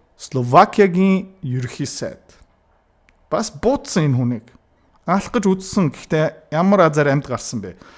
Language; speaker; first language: Mongolian; native; Mongolian